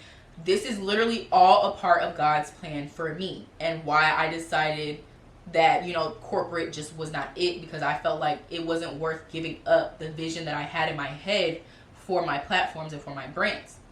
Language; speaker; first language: English; native; English